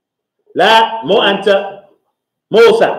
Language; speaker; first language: Arabic; non-native, fluent; English